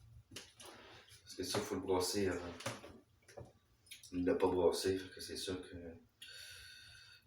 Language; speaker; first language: French; native; French